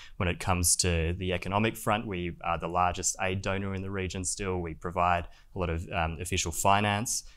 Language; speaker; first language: English; native; English